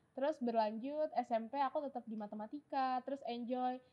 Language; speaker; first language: Indonesian; native; Indonesian